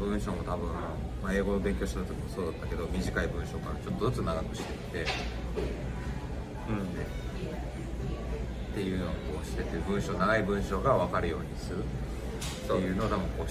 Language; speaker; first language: Japanese; native; Japanese